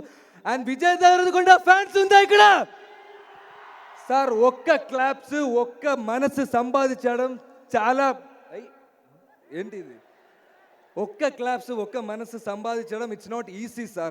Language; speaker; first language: Telugu; non-native, learner; Malayalam